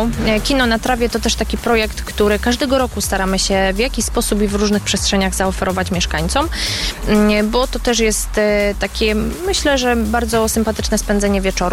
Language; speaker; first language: Polish; native; Polish